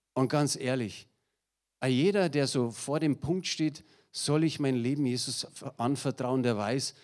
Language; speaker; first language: German; native; German